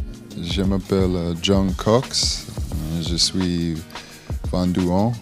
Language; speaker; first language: French; non-native, learner; Spanish